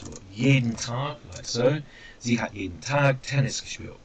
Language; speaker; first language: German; non-native, fluent; English